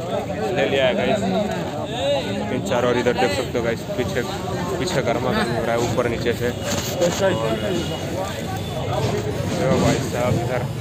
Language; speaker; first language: Hindi; non-native, local second language; Kannada